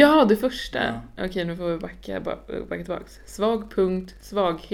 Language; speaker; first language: Swedish; native; Swedish